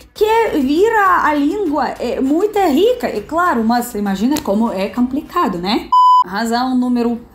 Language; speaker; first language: Portuguese; non-native, fluent; Russian